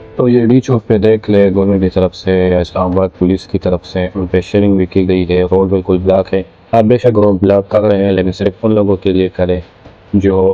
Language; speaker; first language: Urdu; non-native, local second language; Pashto